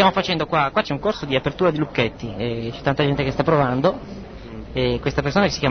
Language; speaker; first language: Italian; native; Italian